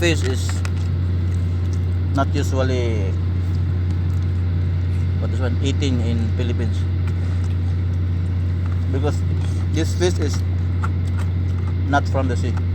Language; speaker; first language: English; non-native, learner; Filipino